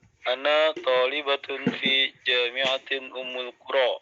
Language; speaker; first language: Arabic; non-native, learner; Indonesian